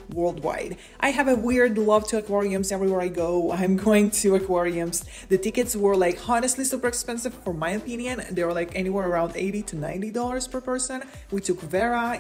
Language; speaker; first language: English; non-native, fluent; Hebrew